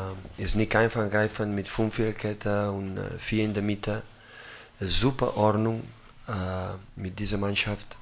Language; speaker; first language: German; non-native, learner; Catalan